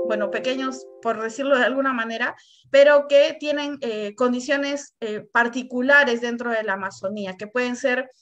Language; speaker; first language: Spanish; native; Spanish